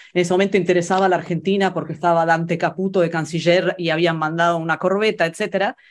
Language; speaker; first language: Spanish; early bilingual, other home language; Italian